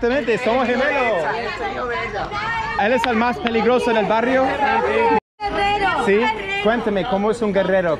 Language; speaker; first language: Spanish; native; Spanish